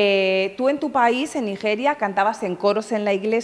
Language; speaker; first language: Spanish; native; Spanish